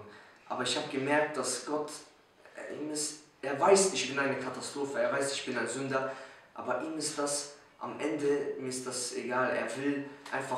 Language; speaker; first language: German; early bilingual, other home language; Polish